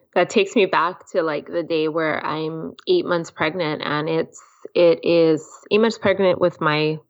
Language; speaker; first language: English; native; English